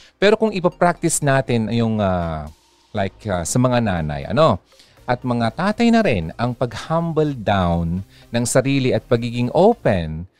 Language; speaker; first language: Filipino; non-native, local second language; Bikol